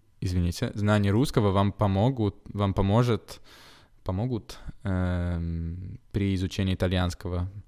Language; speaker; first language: Russian; non-native, fluent; Italian